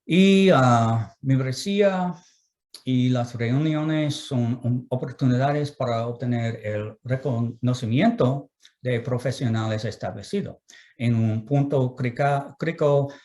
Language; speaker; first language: Spanish; non-native, fluent; English